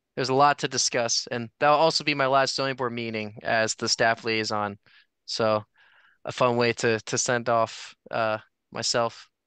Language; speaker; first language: English; native; English